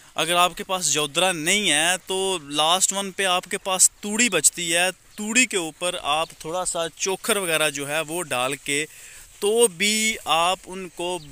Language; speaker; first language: Urdu; non-native, local second language; Punjabi